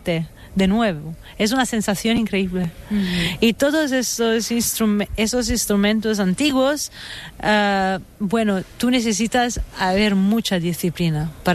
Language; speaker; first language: Spanish; non-native, fluent; Italian